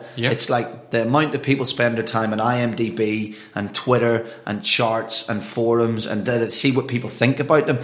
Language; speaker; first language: English; native; English